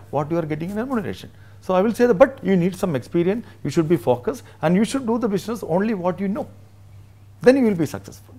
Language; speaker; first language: English; non-native, local second language; Malayalam